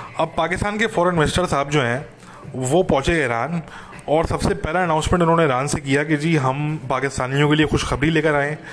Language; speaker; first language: Hindi; native; Hindi